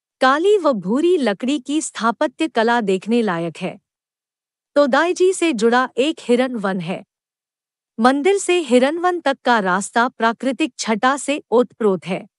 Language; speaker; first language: Hindi; non-native, local second language; Kannada